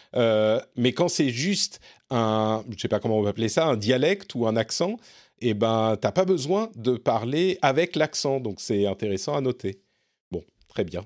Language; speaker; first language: French; native; French